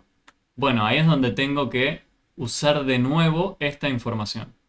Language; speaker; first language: Spanish; native; Spanish